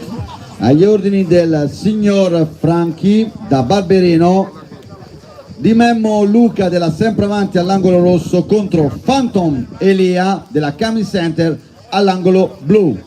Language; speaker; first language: Italian; native; Italian